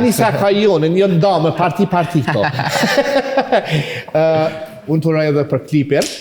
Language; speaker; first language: Albanian; native; Albanian